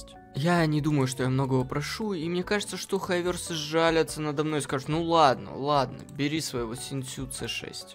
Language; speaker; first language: Russian; native; Russian